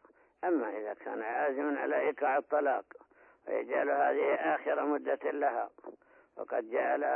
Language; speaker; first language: Arabic; native; Arabic